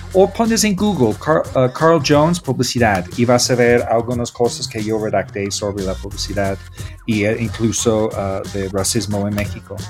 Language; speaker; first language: Spanish; non-native, fluent; English